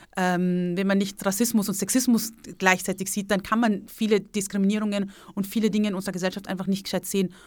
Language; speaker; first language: German; early bilingual, other home language; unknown